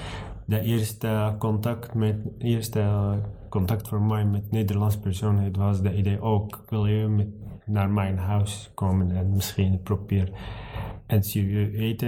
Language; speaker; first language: Dutch; non-native, learner; Arabic